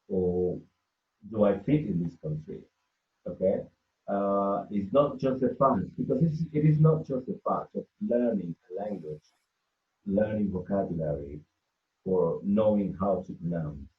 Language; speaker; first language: English; non-native, fluent; Spanish